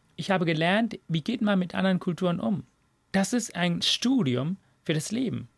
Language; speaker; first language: German; non-native, fluent; Tamil